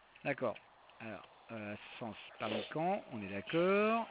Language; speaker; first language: French; native; French